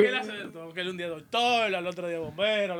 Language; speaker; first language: Spanish; native; Spanish